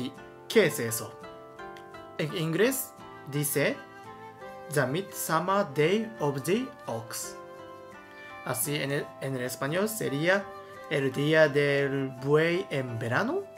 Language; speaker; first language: Spanish; non-native, learner; Japanese